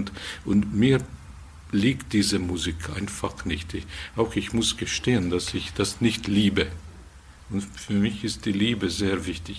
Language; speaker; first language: German; non-native, fluent; Hungarian